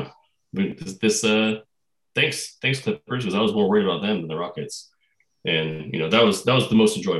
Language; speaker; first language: English; native; English